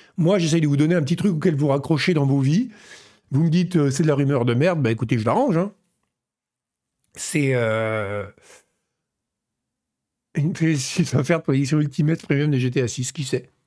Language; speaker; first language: French; native; French